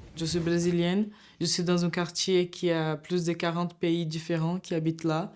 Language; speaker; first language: French; non-native, fluent; Portuguese